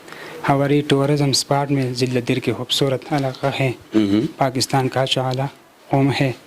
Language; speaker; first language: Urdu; non-native, local second language; Pashto